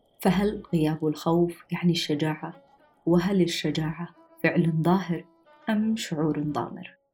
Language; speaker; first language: Arabic; native; Arabic